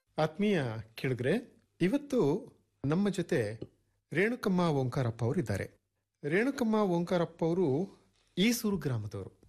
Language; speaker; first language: Kannada; native; Kannada